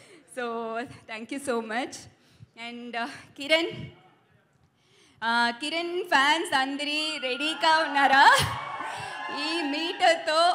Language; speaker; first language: Telugu; non-native, learner; Tamil